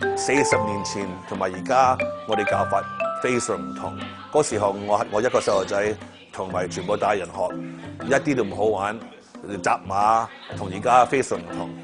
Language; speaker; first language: Cantonese; early bilingual, heritage; Cantonese